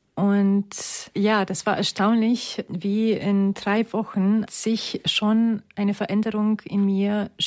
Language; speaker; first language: German; non-native, fluent; Romanian